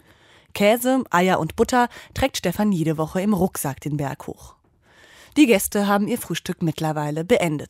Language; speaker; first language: German; native; German